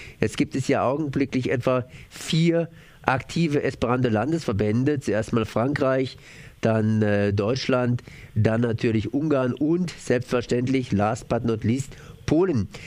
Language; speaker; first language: German; native; German